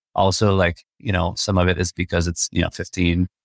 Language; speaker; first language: English; non-native, fluent; French